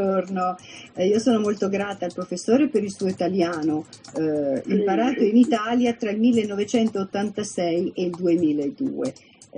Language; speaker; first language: Italian; native; Italian